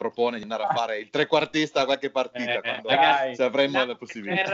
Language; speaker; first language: Italian; native; Italian